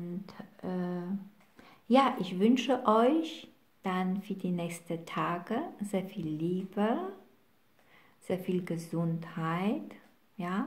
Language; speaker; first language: German; non-native, fluent; Polish